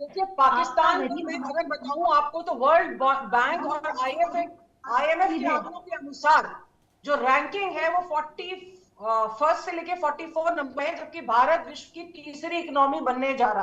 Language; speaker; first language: Hindi; native; Hindi